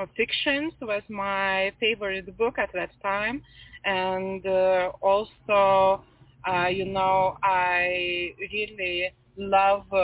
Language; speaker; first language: English; non-native, fluent; Lithuanian